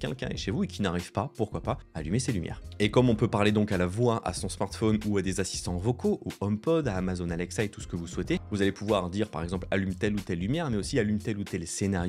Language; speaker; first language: French; native; French